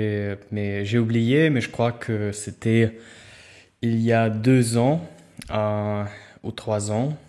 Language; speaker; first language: French; non-native, fluent; Russian